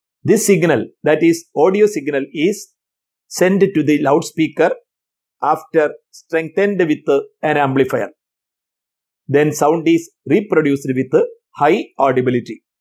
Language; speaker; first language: English; non-native, local second language; Malayalam